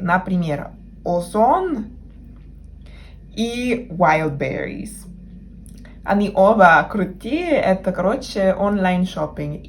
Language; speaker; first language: Russian; non-native, fluent; Spanish